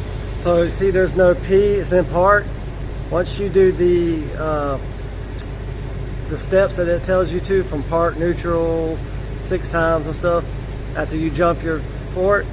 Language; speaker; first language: English; native; English